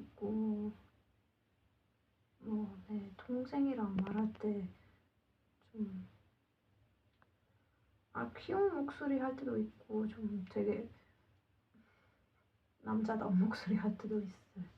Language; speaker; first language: Korean; non-native, learner; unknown